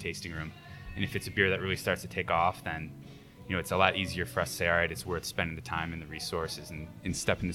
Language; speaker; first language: English; native; English